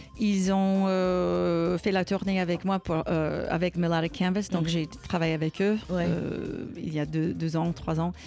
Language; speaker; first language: French; non-native, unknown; English